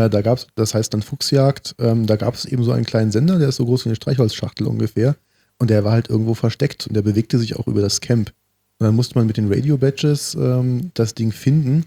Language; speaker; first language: German; native; German